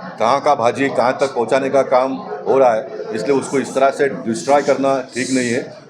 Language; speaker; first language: Hindi; non-native, local second language; Tulu